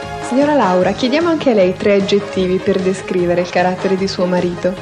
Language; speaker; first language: Italian; native; Italian